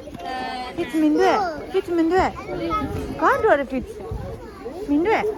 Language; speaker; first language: Dutch; non-native, fluent; Tibetan